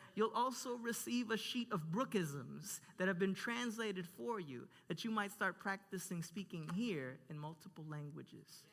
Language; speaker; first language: English; early bilingual, other home language; Spanish